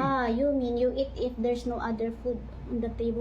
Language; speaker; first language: English; non-native, learner; Cebuano